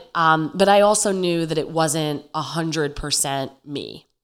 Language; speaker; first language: English; native; English